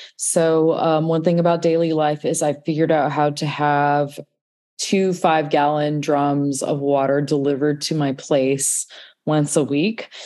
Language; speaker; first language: English; native; English